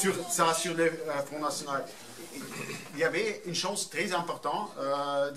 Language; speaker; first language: French; non-native, fluent; German